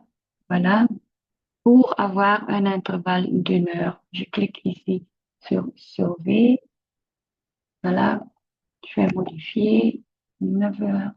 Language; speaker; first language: French; non-native, local second language; Dutch